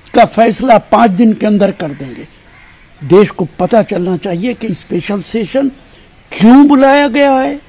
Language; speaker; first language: Hindi; native; Hindi